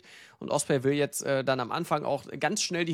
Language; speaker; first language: German; native; German